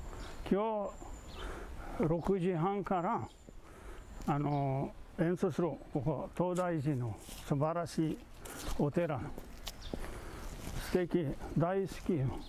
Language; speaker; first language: Japanese; non-native, learner; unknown